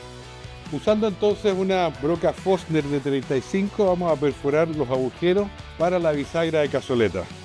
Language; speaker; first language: Spanish; native; Spanish